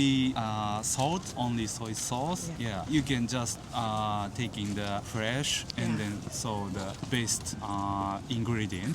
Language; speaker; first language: English; non-native, learner; Japanese